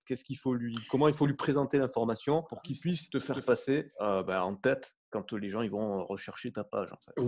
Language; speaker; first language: French; native; French